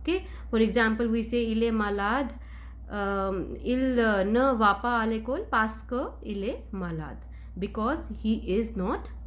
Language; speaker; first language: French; non-native, fluent; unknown